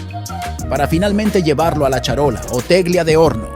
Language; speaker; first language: Spanish; native; Spanish